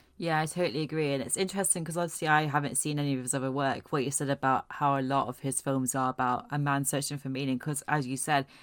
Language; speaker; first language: English; native; English